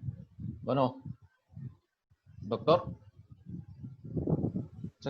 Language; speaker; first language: Spanish; native; Spanish